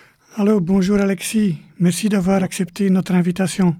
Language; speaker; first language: French; native; French